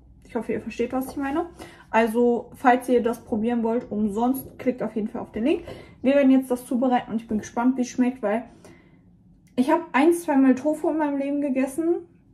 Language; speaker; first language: German; native; German